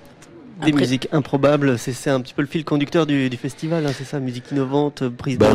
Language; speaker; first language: French; native; French